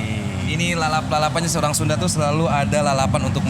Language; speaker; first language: Indonesian; native; Indonesian